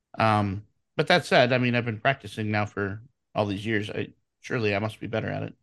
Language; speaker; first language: English; native; English